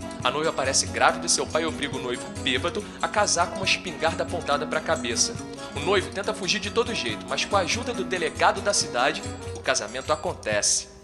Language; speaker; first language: Portuguese; native; Portuguese